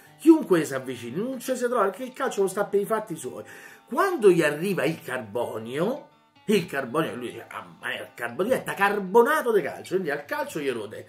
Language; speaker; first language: Italian; native; Italian